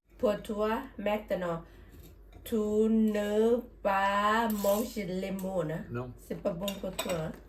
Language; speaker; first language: French; non-native, learner; Thai